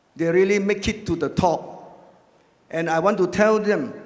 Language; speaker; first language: English; non-native, local second language; Chinese